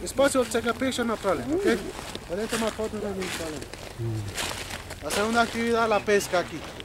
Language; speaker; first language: English; non-native, learner; Spanish